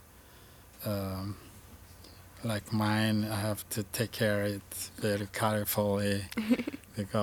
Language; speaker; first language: English; non-native, learner; Malagasy